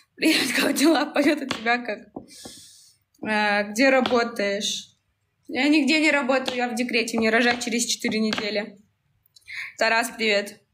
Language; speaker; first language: Russian; native; Russian